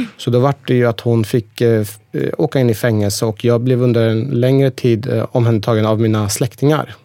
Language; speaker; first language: Swedish; early bilingual, other home language; Persian